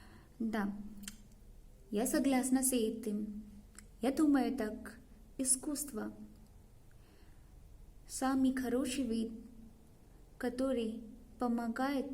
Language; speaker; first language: Russian; non-native, learner; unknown